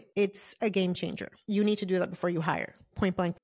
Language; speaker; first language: English; native; English